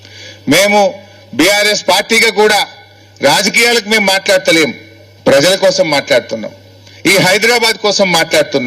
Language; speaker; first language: Telugu; native; Telugu